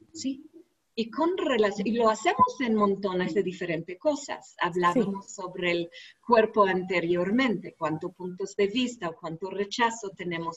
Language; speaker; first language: Spanish; non-native, learner; English